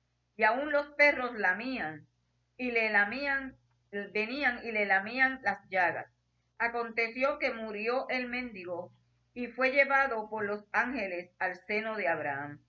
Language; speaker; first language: Spanish; native; Spanish